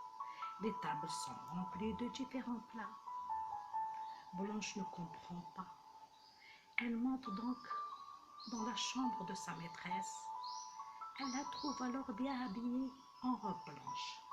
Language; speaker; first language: French; non-native, local second language; Arabic